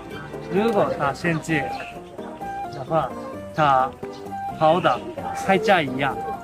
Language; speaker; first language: Chinese; non-native, learner; Japanese